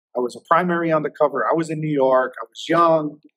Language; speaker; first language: English; native; English